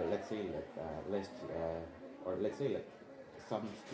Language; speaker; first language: English; non-native, learner; Indonesian